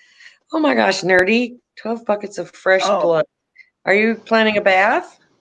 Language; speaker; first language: English; native; English